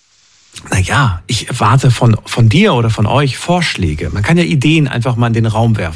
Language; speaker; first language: German; native; German